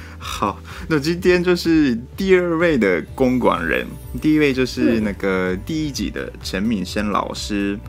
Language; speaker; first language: Chinese; non-native, fluent; Japanese